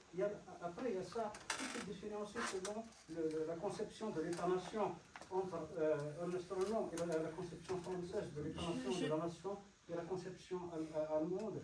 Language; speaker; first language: French; non-native, fluent; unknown